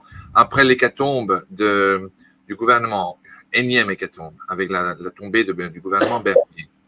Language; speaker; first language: French; native; French